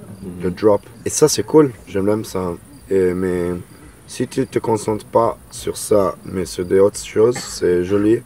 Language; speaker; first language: French; non-native, learner; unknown